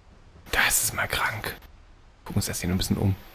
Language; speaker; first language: German; native; German